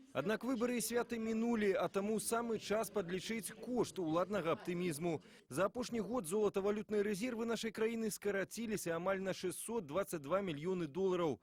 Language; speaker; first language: Belarusian; native; Belarusian